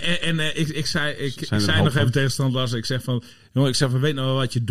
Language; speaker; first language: Dutch; native; Dutch